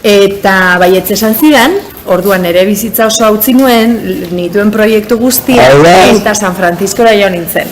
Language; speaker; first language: Basque; non-native, local second language; Spanish